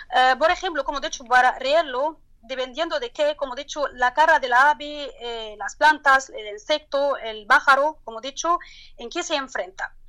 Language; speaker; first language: Spanish; non-native, learner; Turkish